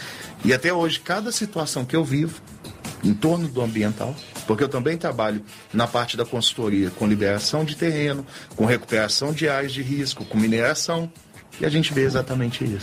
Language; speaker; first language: Portuguese; native; Portuguese